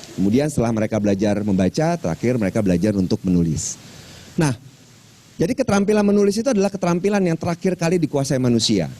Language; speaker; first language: Indonesian; non-native, local second language; Minangkabau